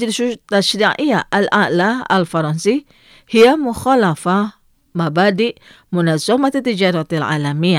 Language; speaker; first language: Arabic; non-native, fluent; Indonesian